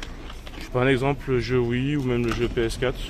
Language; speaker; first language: French; native; French